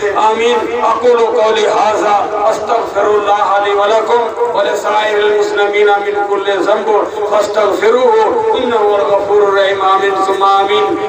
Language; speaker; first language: Urdu; non-native, local second language; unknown